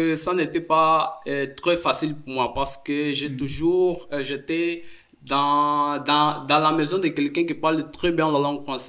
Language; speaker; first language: French; non-native, fluent; Portuguese